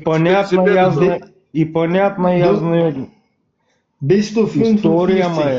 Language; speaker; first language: Russian; non-native, learner; Bulgarian